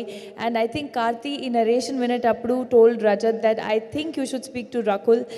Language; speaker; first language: Telugu; non-native, fluent; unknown